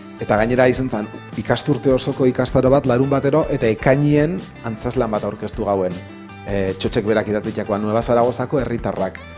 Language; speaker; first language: Basque; native; Basque